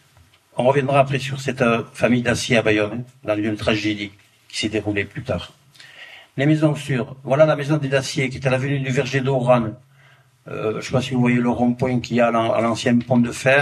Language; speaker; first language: French; native; French